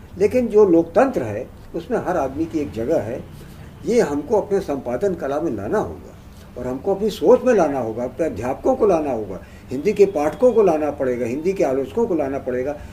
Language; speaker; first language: Hindi; native; Hindi